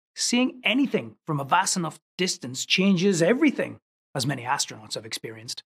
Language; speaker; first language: English; native; English